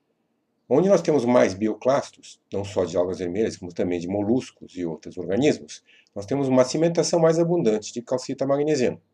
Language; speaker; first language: Portuguese; native; Portuguese